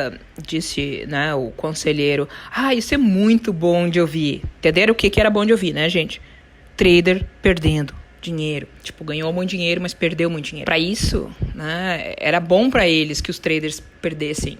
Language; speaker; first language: Portuguese; native; Portuguese